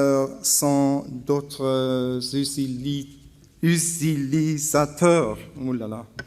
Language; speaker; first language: French; non-native, learner; English